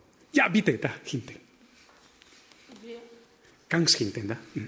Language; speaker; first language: German; non-native, fluent; Spanish